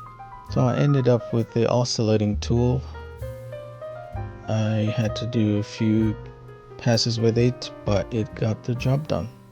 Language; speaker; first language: English; native; English